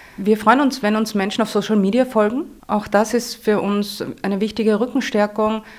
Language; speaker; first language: German; native; German